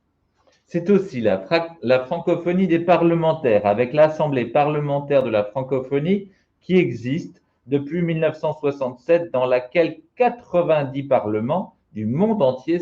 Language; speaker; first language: French; native; French